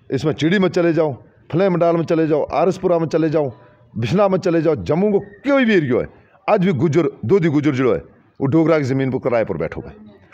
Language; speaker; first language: Hindi; non-native, local second language; Gujari